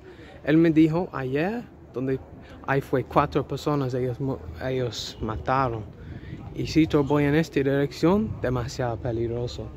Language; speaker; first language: Spanish; non-native, learner; English